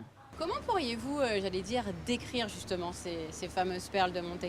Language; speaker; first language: French; native; French